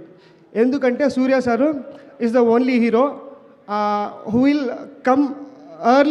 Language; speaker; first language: Telugu; non-native, learner; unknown